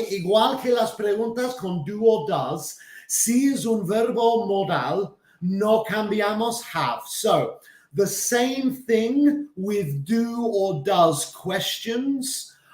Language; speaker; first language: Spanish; non-native, fluent; English